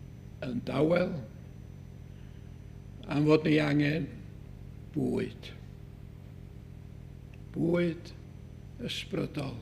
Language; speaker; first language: Welsh; native; Welsh